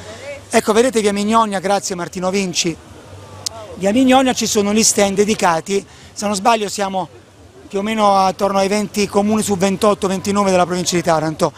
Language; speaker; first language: Italian; native; Italian